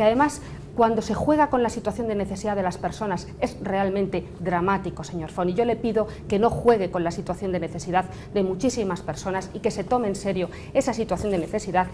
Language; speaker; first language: Spanish; native; Spanish